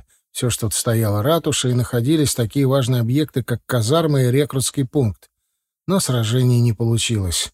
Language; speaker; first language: Russian; native; Russian